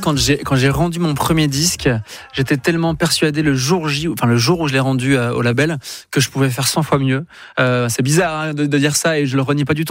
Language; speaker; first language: French; native; French